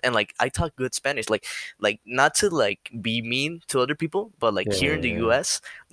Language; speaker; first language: English; early bilingual, other home language; Spanish